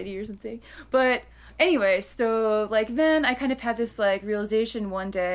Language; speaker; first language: English; native; English